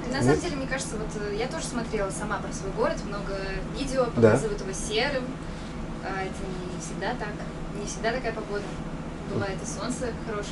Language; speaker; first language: Russian; native; Russian